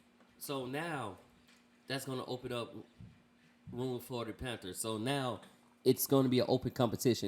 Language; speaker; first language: English; native; English